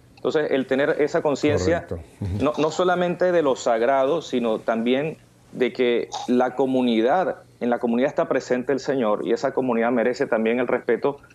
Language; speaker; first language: Spanish; native; Spanish